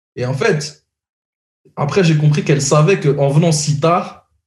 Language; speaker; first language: French; native; French